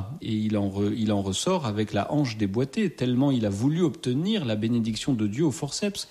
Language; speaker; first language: French; native; French